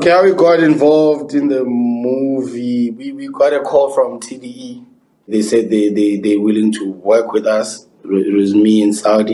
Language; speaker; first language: English; non-native, local second language; Zulu